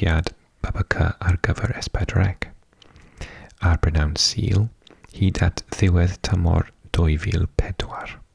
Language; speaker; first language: Welsh; non-native, fluent; English